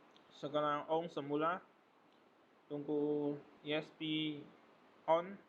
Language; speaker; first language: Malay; non-native, local second language; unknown